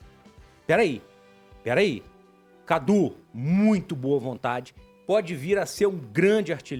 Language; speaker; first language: Portuguese; native; Portuguese